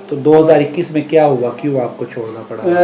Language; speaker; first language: Urdu; native; Urdu